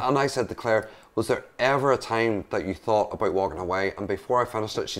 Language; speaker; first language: English; native; English